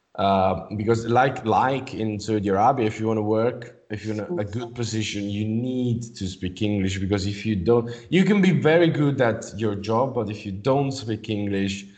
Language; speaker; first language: English; non-native, fluent; Italian